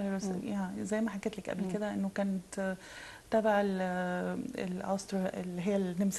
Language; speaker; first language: Arabic; native; Arabic